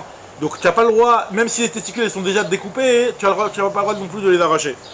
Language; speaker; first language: French; native; French